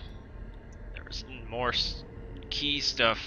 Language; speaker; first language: English; native; English